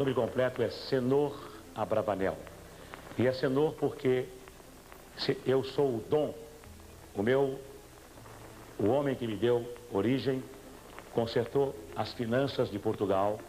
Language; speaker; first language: Portuguese; native; Portuguese